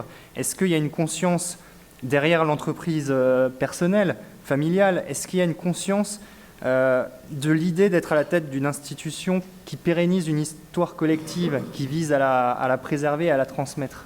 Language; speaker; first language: French; native; French